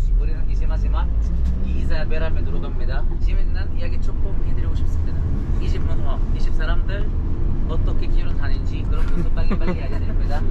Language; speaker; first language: Korean; non-native, fluent; Arabic